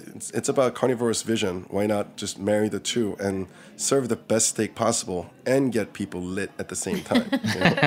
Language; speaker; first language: English; early bilingual, other home language; Korean